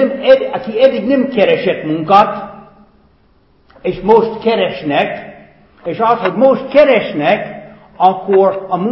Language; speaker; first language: Hungarian; non-native, fluent; English